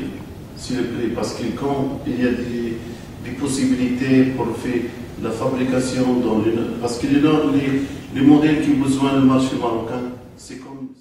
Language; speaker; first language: French; non-native, local second language; Arabic